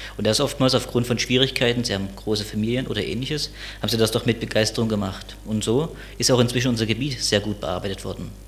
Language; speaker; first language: German; native; German